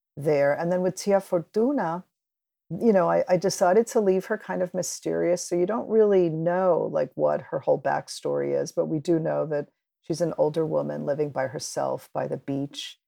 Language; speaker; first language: English; early bilingual, other home language; Spanish